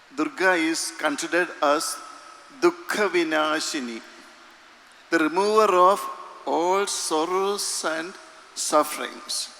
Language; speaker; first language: English; non-native, local second language; Malayalam